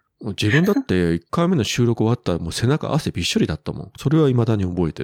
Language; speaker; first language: Japanese; native; Japanese